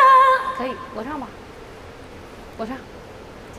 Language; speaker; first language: Chinese; native; Chinese